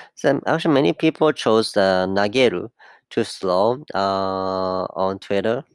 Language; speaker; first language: English; non-native, fluent; Japanese